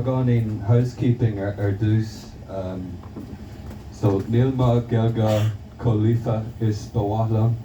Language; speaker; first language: Irish; non-native, local second language; English